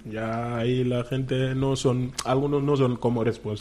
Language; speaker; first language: Spanish; non-native, fluent; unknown